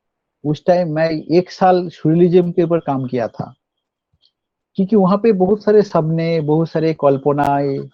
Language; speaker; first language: Hindi; non-native, local second language; Bangla